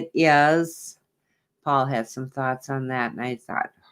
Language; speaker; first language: English; native; English